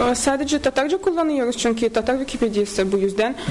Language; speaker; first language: Turkish; non-native, learner; Tatar